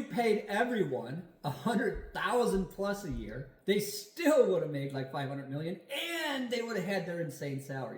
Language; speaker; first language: English; native; English